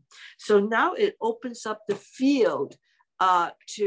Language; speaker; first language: English; non-native, local second language; Cantonese